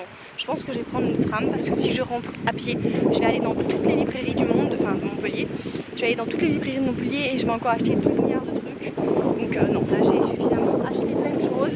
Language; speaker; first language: French; native; French